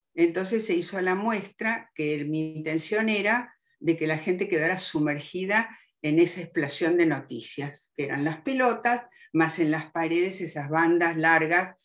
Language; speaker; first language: Spanish; early bilingual, other home language; German